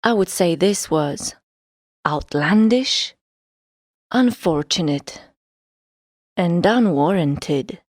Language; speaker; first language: English; non-native, fluent; Polish